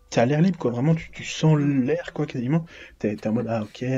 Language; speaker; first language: French; native; French